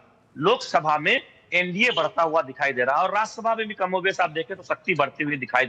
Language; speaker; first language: Hindi; native; Hindi